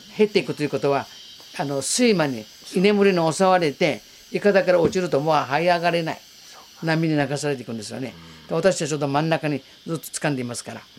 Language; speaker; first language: Japanese; native; Japanese